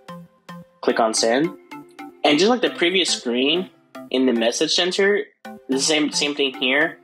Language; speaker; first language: English; native; English